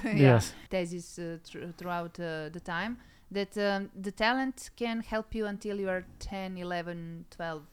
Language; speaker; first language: English; non-native, fluent; Serbian